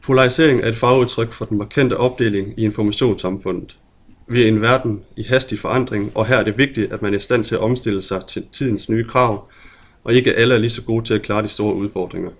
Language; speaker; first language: Danish; native; Danish